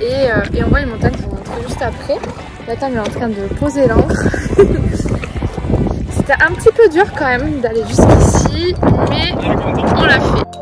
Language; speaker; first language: French; native; French